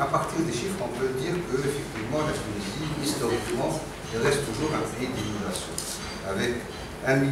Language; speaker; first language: French; non-native, local second language; Arabic